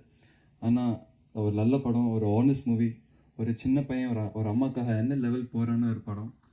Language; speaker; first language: Tamil; non-native, local second language; Telugu